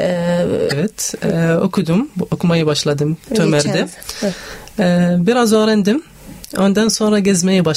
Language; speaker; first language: Turkish; non-native, learner; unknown